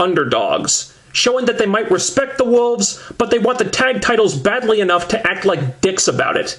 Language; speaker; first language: English; native; English